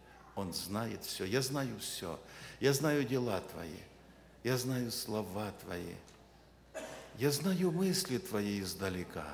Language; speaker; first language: Russian; non-native, local second language; Ukrainian